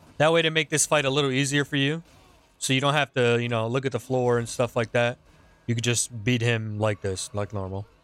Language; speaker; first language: English; native; English